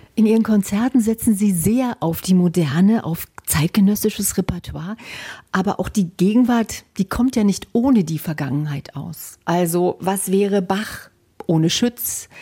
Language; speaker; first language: German; native; German